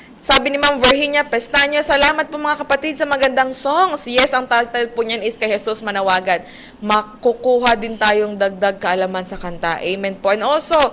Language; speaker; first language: Filipino; native; Filipino